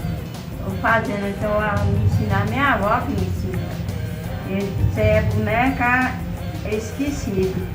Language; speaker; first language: Portuguese; non-native, local second language; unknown